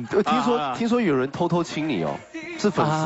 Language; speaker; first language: Chinese; native; Chinese